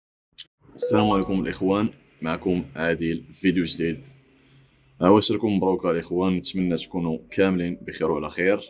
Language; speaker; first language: Arabic; native; Arabic